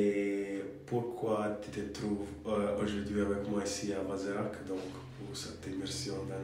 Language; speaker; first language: French; non-native, fluent; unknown